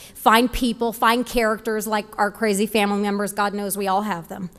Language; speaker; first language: English; early bilingual, other home language; Spanish